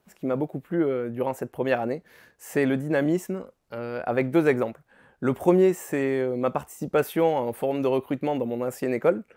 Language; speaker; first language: French; native; French